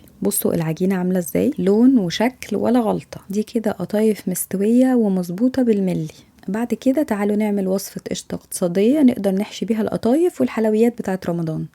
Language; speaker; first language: Arabic; native; Arabic